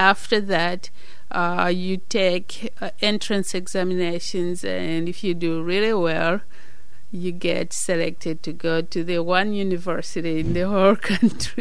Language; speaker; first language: English; non-native, local second language; Nyanja